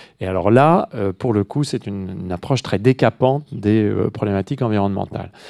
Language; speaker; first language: French; native; French